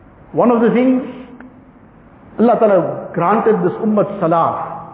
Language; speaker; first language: English; native; English